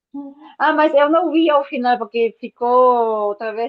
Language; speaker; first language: Portuguese; non-native, fluent; Spanish